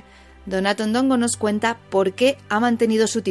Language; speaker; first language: Spanish; native; Spanish